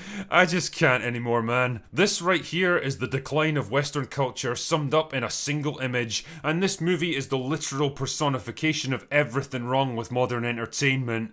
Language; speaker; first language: English; native; English